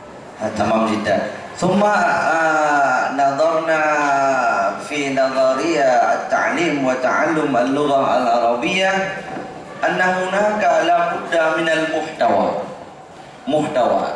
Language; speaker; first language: Arabic; non-native, fluent; Indonesian